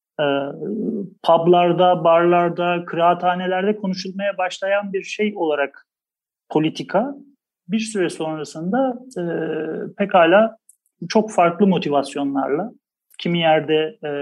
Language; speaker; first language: Turkish; native; Turkish